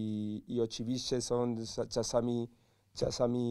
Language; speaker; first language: Polish; non-native, learner; Spanish